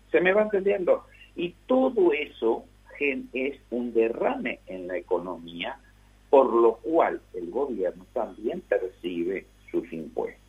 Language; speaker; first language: Spanish; native; Spanish